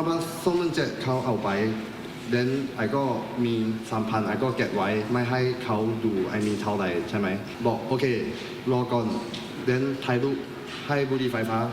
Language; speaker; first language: Thai; non-native, learner; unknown